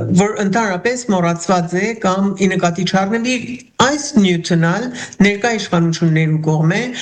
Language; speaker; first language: Armenian; early bilingual, heritage; Armenian